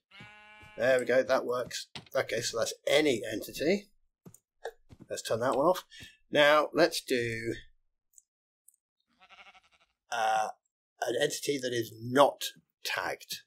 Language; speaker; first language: English; native; English